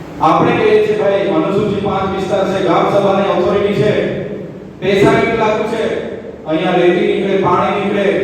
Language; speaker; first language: Gujarati; non-native, local second language; Vasavi